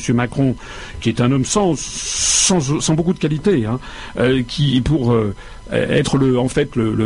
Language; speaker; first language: French; native; French